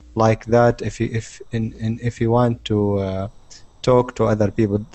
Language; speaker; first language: English; non-native, learner; Arabic